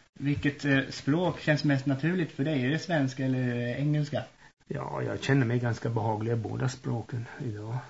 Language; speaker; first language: Swedish; native; Swedish